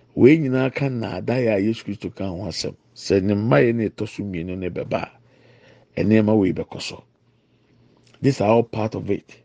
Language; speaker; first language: English; non-native, local second language; Akan